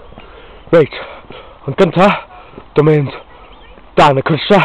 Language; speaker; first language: Welsh; non-native, learner; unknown